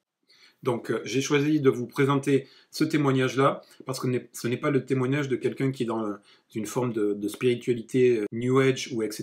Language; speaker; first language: French; native; French